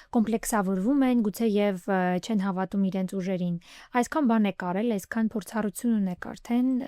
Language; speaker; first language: Armenian; native; Armenian